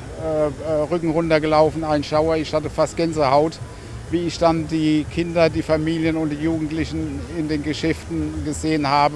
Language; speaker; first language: German; native; German